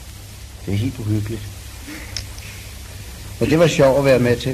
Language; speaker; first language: Danish; native; Danish